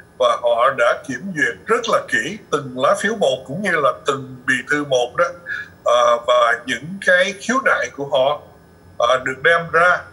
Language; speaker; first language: Vietnamese; early bilingual, other home language; English